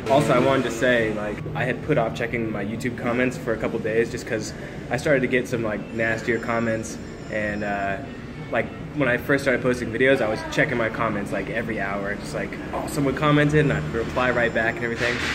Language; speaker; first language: English; native; English